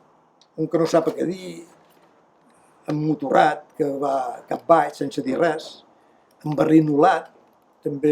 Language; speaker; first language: Catalan; native; Catalan